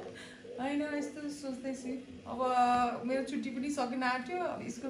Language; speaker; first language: Nepali; non-native, learner; English